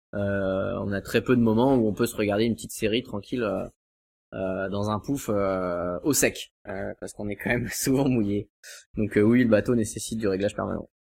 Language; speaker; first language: French; native; French